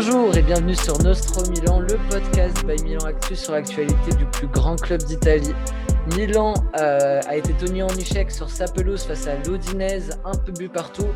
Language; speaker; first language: French; native; French